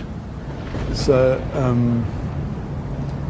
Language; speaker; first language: English; native; English